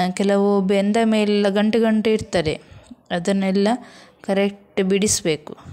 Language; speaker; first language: Kannada; non-native, local second language; Konkani